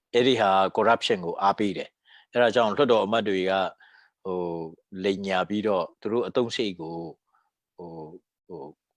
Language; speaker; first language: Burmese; non-native, local second language; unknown